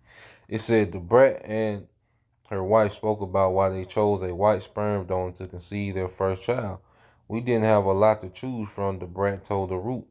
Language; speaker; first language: English; native; English